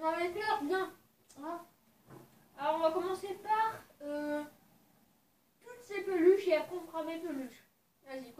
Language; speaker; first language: French; native; French